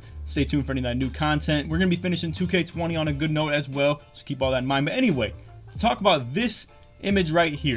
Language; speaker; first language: English; native; English